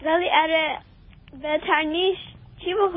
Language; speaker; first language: Persian; early bilingual, heritage; Persian